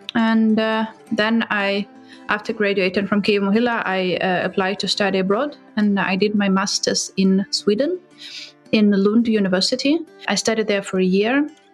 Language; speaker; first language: English; non-native, fluent; Ukrainian